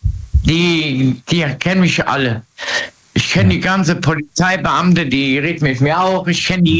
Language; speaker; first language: German; native; German